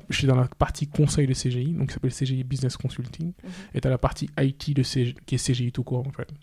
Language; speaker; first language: French; non-native, local second language; Wolof